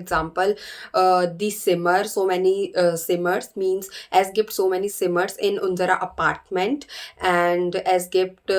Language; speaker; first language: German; non-native, learner; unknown